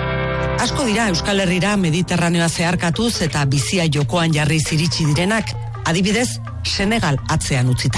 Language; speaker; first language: Basque; native; Basque